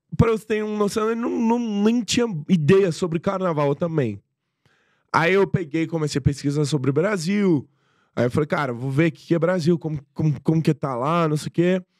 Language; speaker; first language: Portuguese; non-native, fluent; Persian